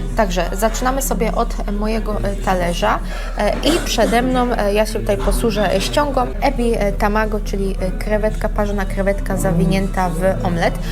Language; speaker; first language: Polish; native; Polish